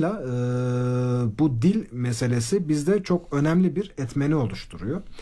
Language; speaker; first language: Turkish; native; Turkish